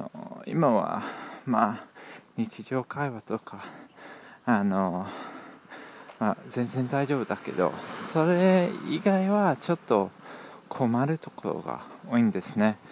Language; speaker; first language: Japanese; non-native, learner; English